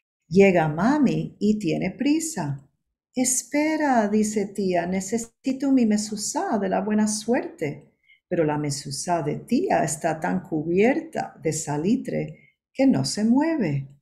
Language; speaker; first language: Spanish; early bilingual, heritage; Spanish